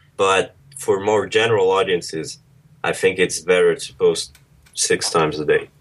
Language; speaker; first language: English; early bilingual, other home language; Russian